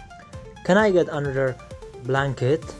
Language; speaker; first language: English; non-native, fluent; Persian